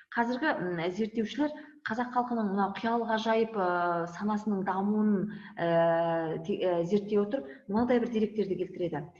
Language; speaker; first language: Kazakh; native; Kazakh